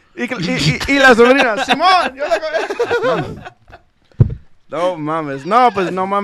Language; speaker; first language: Spanish; early bilingual, heritage; Spanish